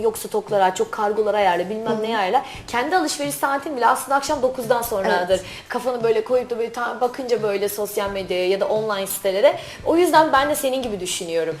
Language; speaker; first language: Turkish; native; Turkish